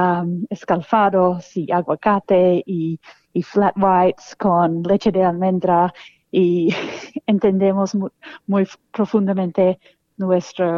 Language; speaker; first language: Spanish; non-native, fluent; English